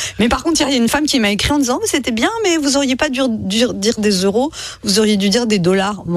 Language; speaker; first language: French; native; French